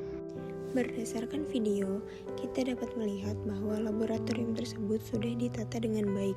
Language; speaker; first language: Malay; native; Malay